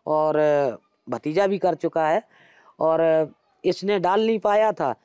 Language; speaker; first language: Hindi; native; Hindi